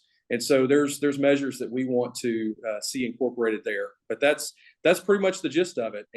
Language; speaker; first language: English; native; English